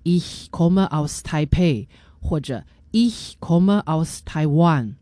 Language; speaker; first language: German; non-native, fluent; Chinese